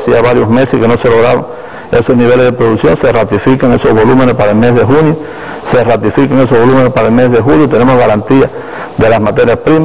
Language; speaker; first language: Spanish; native; Spanish